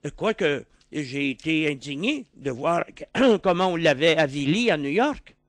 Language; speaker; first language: French; native; French